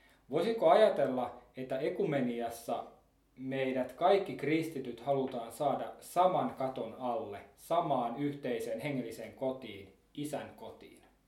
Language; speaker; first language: Finnish; native; Finnish